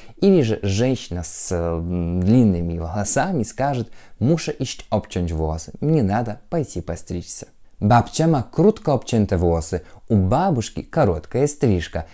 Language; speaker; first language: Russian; non-native, fluent; Polish